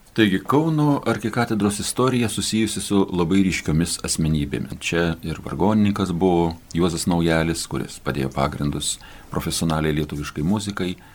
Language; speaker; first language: Lithuanian; native; Lithuanian